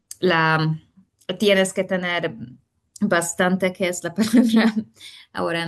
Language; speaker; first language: Spanish; non-native, fluent; Hungarian